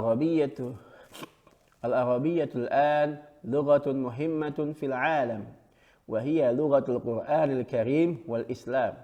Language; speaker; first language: Arabic; non-native, fluent; Indonesian